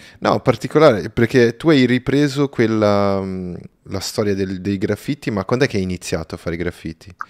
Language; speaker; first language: Italian; native; Italian